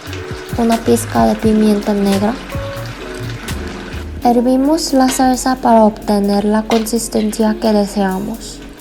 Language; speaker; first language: Spanish; non-native, fluent; Korean